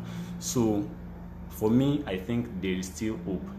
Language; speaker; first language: English; non-native, local second language; Yoruba